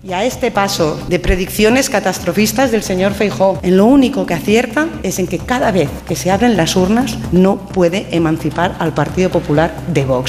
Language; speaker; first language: Spanish; native; Spanish